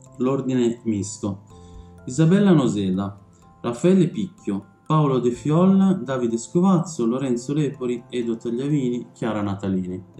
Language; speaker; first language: Italian; early bilingual, other home language; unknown